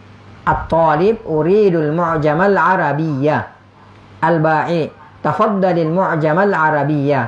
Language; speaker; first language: Arabic; non-native, fluent; Indonesian